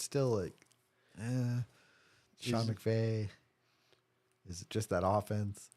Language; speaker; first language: English; native; English